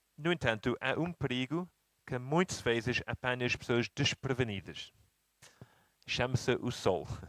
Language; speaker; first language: Portuguese; non-native, fluent; English